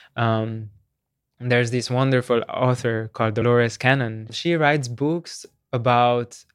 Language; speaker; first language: English; non-native, fluent; Slovenian